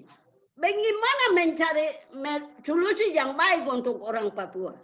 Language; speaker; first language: Indonesian; non-native, local second language; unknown